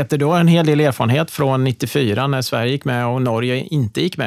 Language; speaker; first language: Swedish; native; Swedish